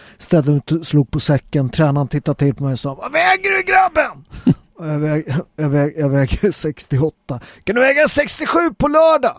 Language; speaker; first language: Swedish; native; Swedish